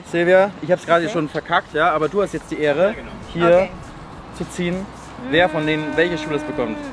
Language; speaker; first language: German; native; German